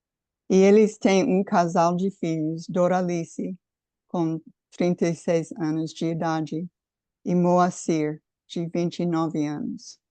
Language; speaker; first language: Portuguese; non-native, fluent; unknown